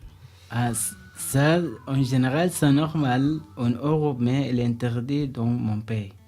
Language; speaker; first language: French; non-native, learner; Arabic